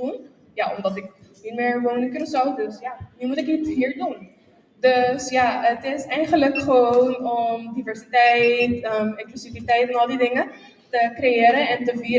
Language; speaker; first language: Dutch; non-native, local second language; Papiamento